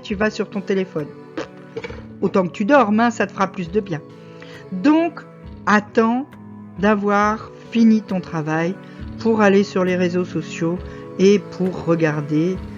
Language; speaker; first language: French; native; French